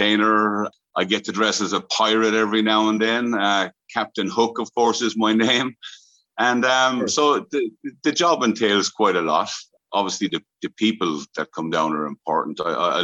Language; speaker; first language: English; native; English